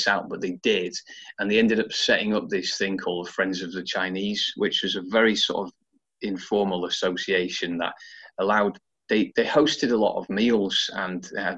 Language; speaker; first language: English; native; English